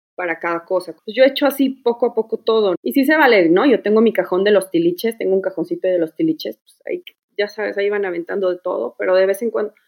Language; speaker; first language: Spanish; native; Spanish